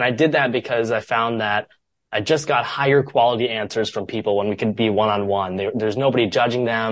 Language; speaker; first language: English; native; English